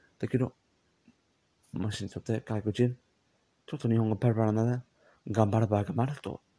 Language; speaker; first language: Japanese; non-native, learner; English